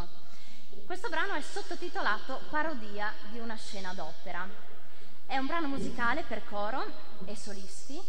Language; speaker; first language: Italian; native; Italian